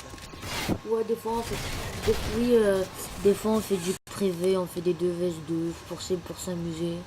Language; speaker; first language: French; native; French